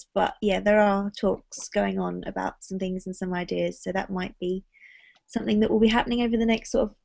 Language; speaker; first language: English; native; English